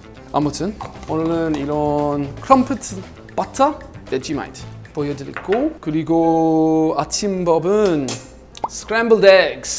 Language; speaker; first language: Korean; non-native, learner; English